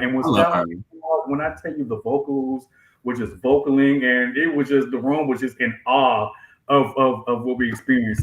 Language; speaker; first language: English; native; English